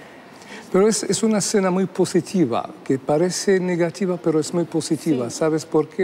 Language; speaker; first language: Spanish; non-native, fluent; Arabic